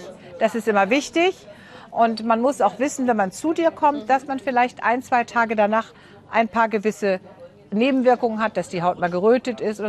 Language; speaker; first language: German; native; German